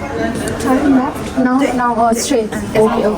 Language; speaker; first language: English; non-native, local second language; Urdu